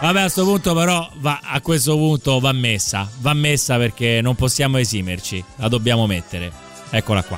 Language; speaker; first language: Italian; native; Italian